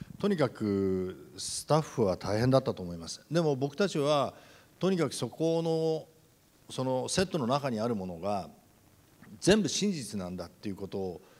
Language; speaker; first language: Japanese; native; Japanese